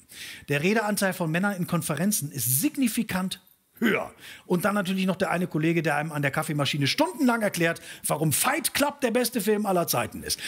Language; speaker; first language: German; native; German